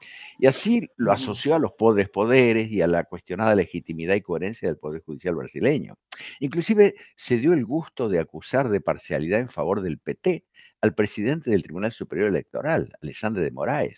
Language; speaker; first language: Spanish; native; Spanish